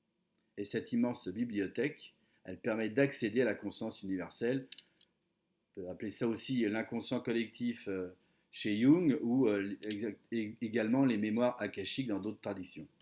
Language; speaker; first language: French; native; French